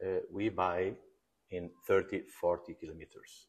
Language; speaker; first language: English; non-native, fluent; Portuguese